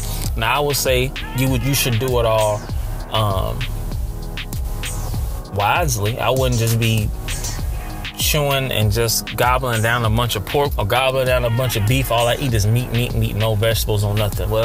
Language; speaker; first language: English; native; English